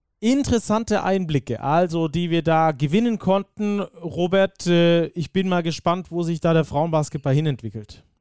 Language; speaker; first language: German; native; German